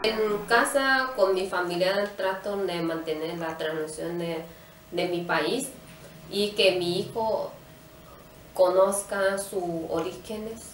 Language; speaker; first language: Spanish; non-native, learner; Chinese